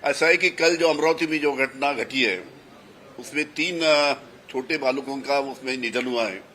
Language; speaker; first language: Hindi; non-native, local second language; Marathi